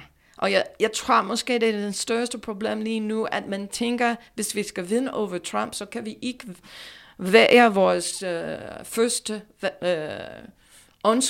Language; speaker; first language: Danish; non-native, fluent; English